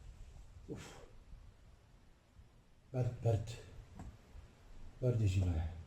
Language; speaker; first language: Arabic; native; Arabic